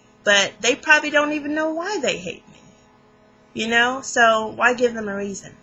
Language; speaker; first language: English; native; English